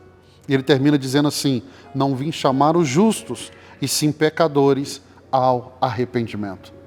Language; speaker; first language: Portuguese; native; Portuguese